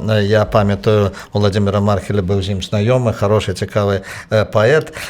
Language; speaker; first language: Belarusian; native; Belarusian